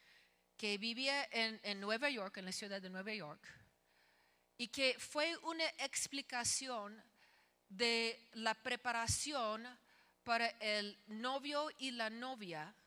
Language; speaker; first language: Spanish; non-native, fluent; English